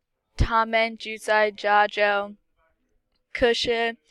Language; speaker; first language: Chinese; non-native, learner; English